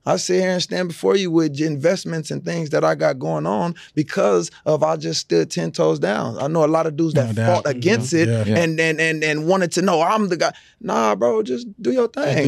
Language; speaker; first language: English; native; English